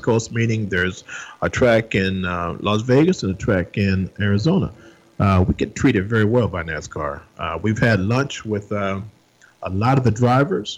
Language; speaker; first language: English; native; English